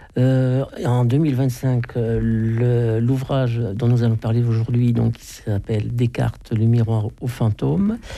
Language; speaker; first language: French; native; French